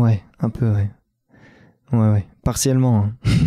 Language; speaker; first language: French; native; French